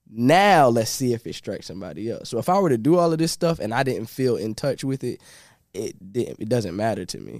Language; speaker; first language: English; native; English